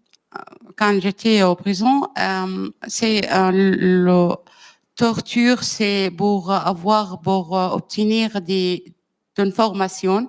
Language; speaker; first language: French; non-native, learner; Arabic